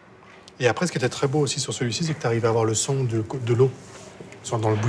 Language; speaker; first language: French; native; French